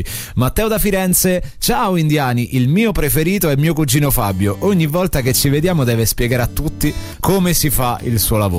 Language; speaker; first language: Italian; native; Italian